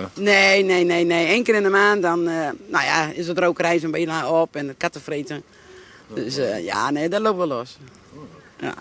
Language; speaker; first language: Dutch; native; Dutch